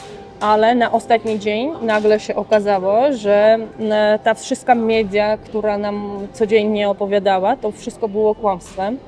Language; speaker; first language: Polish; non-native, fluent; Armenian